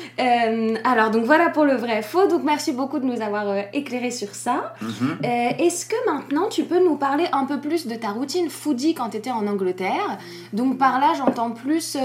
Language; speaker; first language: French; native; French